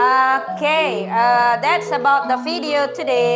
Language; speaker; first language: English; non-native, fluent; Indonesian